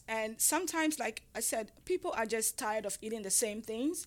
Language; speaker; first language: English; non-native, local second language; Ga